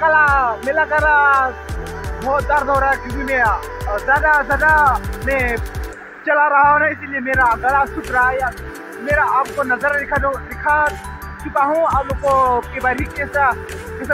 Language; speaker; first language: Hindi; non-native, local second language; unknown